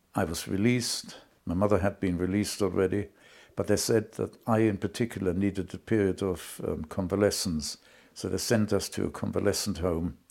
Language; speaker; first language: English; non-native, fluent; German